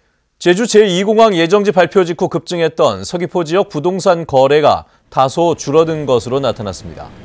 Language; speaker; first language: Korean; native; Korean